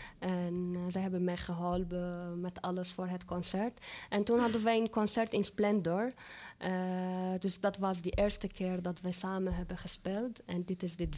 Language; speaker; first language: Dutch; non-native, fluent; Arabic